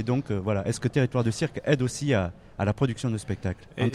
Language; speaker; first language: French; native; French